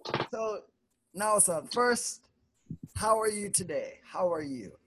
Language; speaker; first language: English; non-native, fluent; Swedish